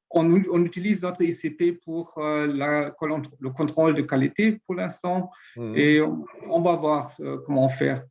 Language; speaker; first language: French; non-native, learner; German